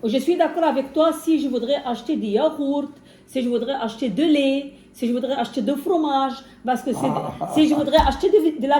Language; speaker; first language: French; non-native, fluent; Arabic